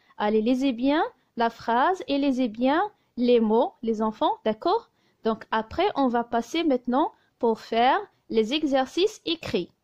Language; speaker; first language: French; non-native, local second language; Arabic